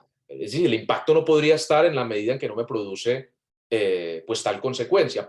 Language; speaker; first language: Spanish; native; Spanish